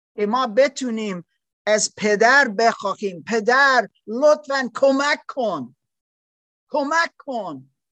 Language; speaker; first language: Persian; non-native, learner; German